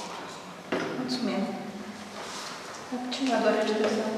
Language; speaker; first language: Romanian; native; Romanian